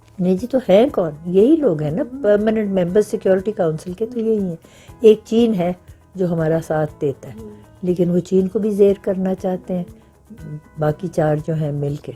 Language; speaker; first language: Urdu; non-native, local second language; Punjabi